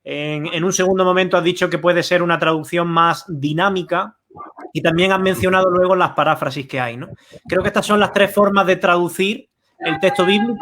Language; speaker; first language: Spanish; native; Spanish